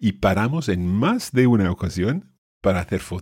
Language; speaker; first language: Spanish; non-native, fluent; English